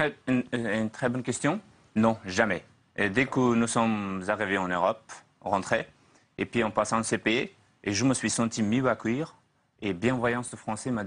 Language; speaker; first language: French; non-native, learner; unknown